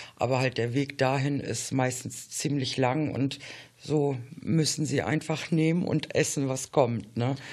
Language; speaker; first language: German; native; German